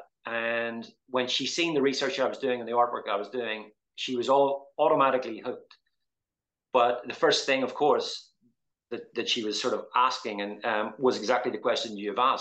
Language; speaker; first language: English; native; English